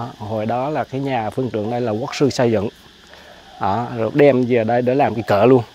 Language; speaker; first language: Vietnamese; native; Vietnamese